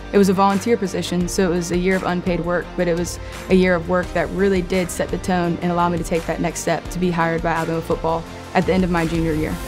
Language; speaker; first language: English; native; English